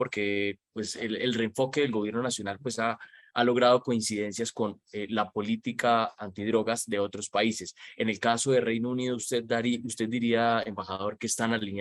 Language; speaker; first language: Spanish; native; Spanish